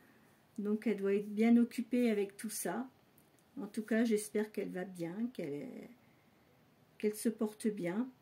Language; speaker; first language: French; native; French